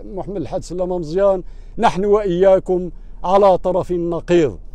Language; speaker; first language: Arabic; non-native, local second language; Riffian